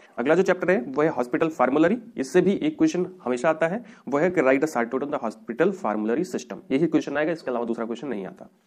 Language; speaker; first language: Hindi; native; Hindi